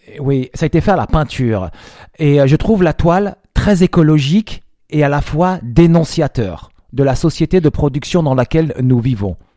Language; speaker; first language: French; native; French